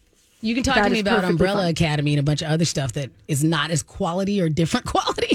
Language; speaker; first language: English; native; English